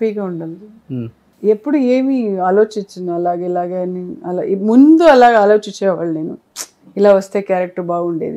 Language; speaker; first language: Telugu; non-native, local second language; Kannada